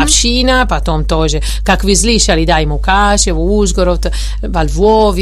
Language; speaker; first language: Russian; non-native, fluent; Italian